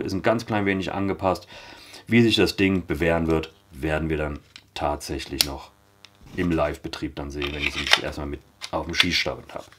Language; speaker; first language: German; native; German